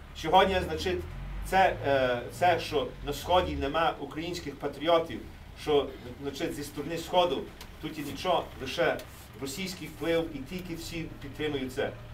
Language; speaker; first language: Ukrainian; early bilingual, heritage; English